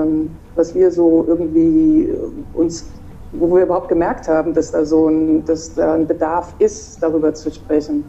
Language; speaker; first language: German; native; German